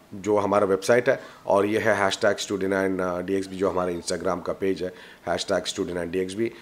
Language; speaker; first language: Hindi; non-native, local second language; Malayalam